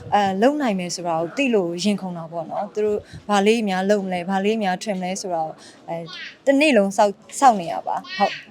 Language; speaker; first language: Burmese; native; Burmese